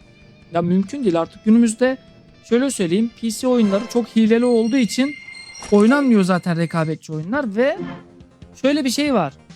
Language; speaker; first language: Turkish; native; Turkish